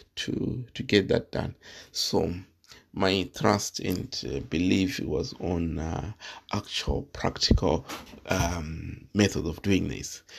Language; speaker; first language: English; non-native, local second language; Shona